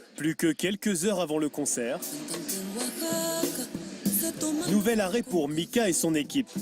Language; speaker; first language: French; native; French